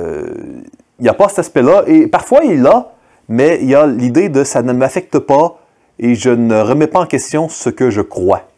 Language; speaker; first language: French; native; French